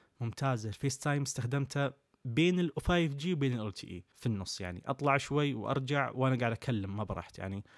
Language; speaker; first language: Arabic; native; Arabic